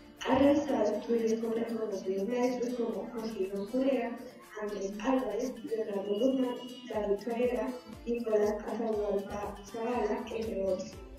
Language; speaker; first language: Spanish; native; Spanish